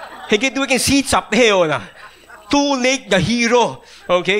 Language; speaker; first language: English; non-native, local second language; Min Nan Chinese